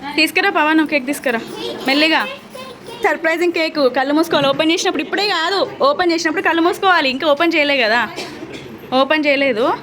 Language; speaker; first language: Telugu; native; Telugu